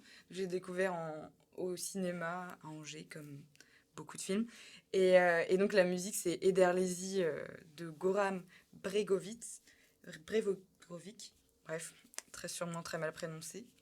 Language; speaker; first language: French; native; French